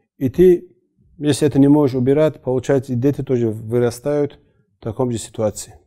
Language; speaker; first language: Russian; non-native, local second language; Avaric